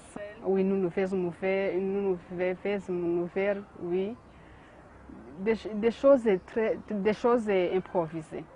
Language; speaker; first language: French; non-native, learner; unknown